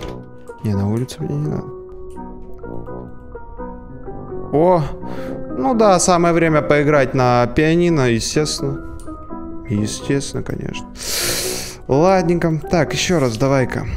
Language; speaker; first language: Russian; native; Russian